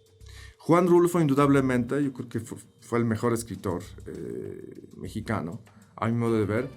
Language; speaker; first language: Spanish; non-native, fluent; Polish